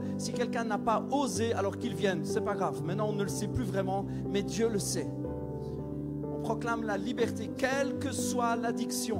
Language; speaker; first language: French; native; French